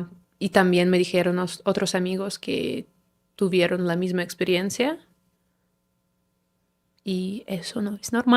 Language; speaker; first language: Spanish; non-native, fluent; Ukrainian